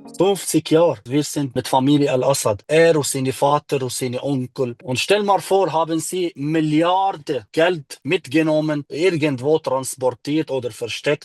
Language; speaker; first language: German; non-native, learner; Arabic